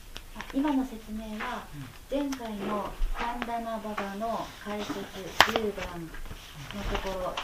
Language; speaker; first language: Japanese; native; Japanese